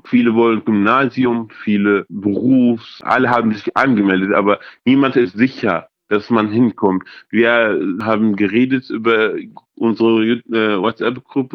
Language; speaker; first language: German; early bilingual, other home language; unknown